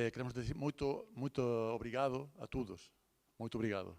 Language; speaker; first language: Portuguese; non-native, learner; Spanish